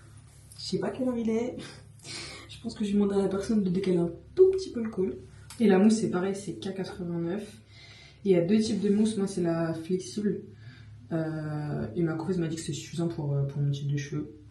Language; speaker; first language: French; native; French